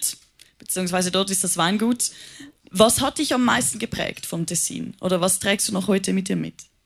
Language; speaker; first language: German; native; German